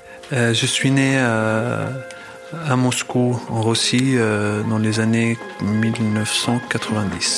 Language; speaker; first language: French; non-native, fluent; Arabic